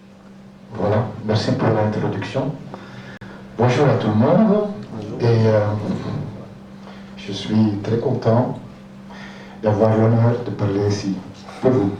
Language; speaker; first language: French; non-native, local second language; Dutch